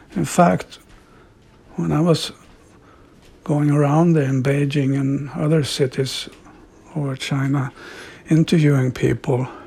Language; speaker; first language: English; non-native, fluent; Swedish